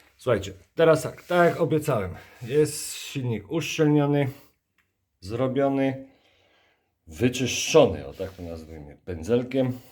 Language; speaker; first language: Polish; native; Polish